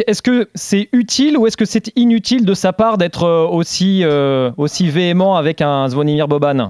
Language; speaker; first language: French; native; French